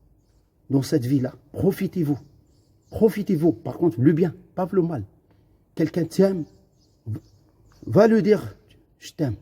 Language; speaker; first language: French; non-native, fluent; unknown